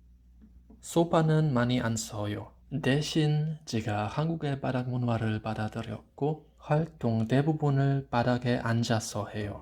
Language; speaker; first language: Korean; non-native, fluent; German